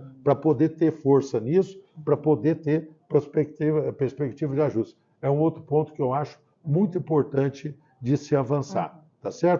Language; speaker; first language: Portuguese; native; Portuguese